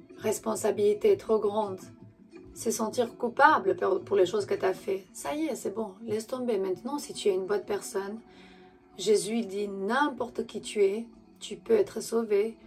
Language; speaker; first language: French; non-native, fluent; Romanian